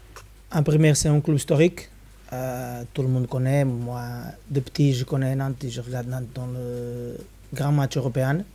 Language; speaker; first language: French; non-native, fluent; Spanish